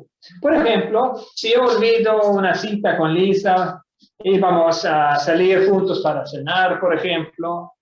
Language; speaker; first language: Spanish; non-native, fluent; Swedish